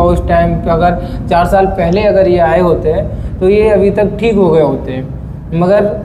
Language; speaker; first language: Hindi; native; Hindi